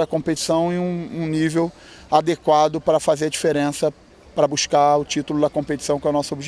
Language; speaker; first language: Portuguese; native; Portuguese